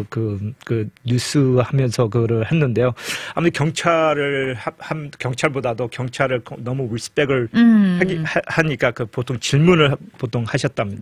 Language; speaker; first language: Korean; native; Korean